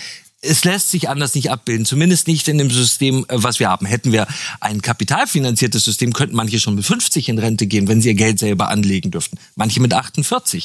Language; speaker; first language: German; native; German